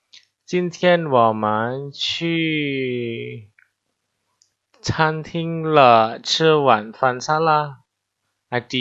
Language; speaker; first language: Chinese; non-native, fluent; Indonesian